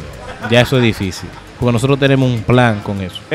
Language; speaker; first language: Spanish; native; Spanish